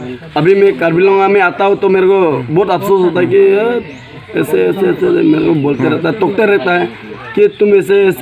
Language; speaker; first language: Hindi; non-native, local second language; Karbi